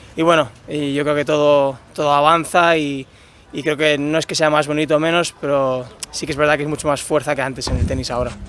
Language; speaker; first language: Spanish; native; Spanish